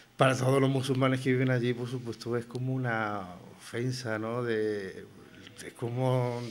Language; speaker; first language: Spanish; native; Spanish